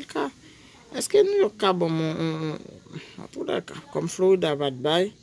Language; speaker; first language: French; non-native, local second language; Haitian Creole